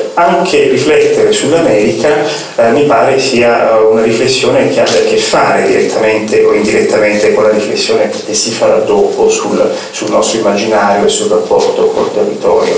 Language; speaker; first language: Italian; native; Italian